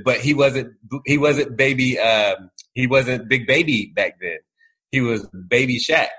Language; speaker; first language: English; native; English